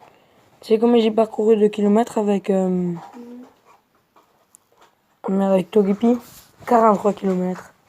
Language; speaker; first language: French; native; French